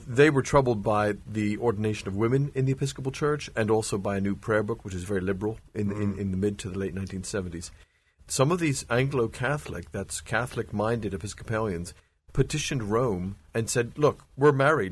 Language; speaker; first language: English; native; English